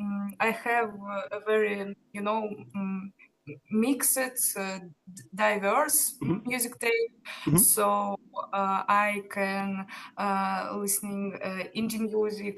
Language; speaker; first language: English; non-native, learner; Russian